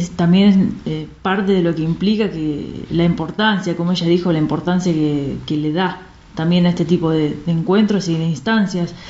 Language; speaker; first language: Spanish; native; Spanish